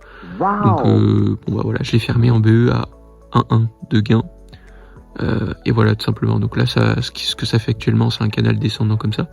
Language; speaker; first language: French; native; French